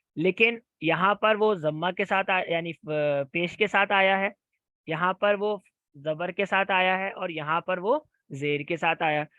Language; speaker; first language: Urdu; native; Urdu